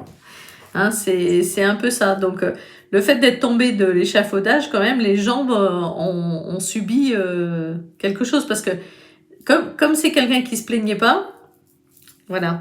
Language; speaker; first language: French; native; French